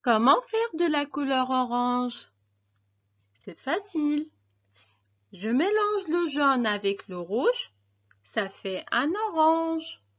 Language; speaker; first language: French; non-native, local second language; Arabic